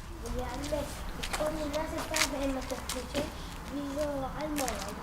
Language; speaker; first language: Arabic; native; Arabic